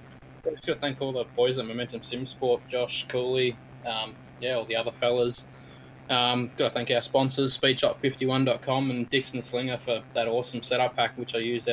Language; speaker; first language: English; native; English